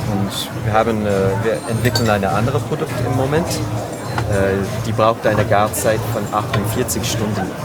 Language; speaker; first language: German; non-native, learner; French